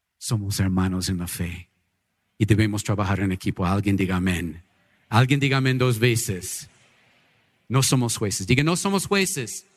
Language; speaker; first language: Spanish; non-native, fluent; English